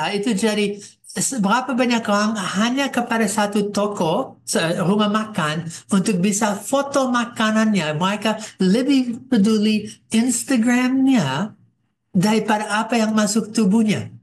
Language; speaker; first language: Indonesian; non-native, fluent; English